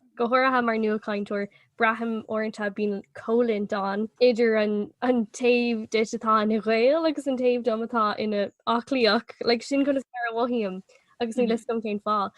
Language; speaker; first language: Irish; non-native, local second language; English